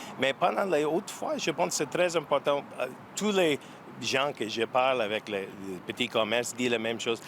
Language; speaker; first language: French; non-native, learner; English